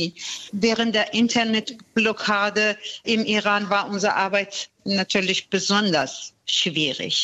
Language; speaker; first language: German; non-native, fluent; Persian